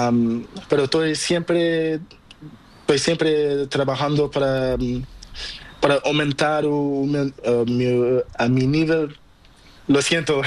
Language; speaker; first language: Spanish; non-native, learner; Portuguese